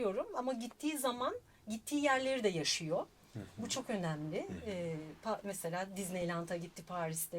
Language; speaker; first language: Turkish; native; Turkish